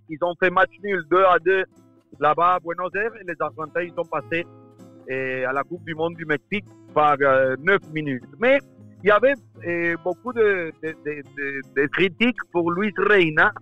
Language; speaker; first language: French; non-native, fluent; Spanish